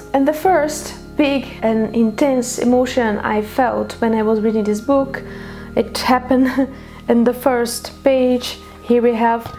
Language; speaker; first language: English; non-native, fluent; Portuguese